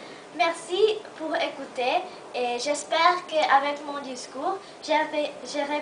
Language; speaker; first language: French; non-native, learner; Spanish